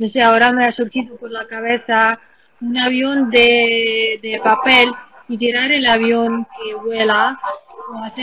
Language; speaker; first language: Spanish; non-native, fluent; Ukrainian